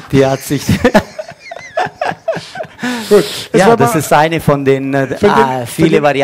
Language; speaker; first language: German; non-native, fluent; Italian